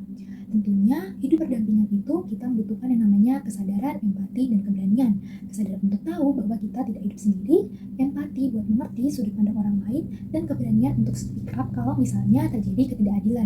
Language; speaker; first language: Indonesian; native; Indonesian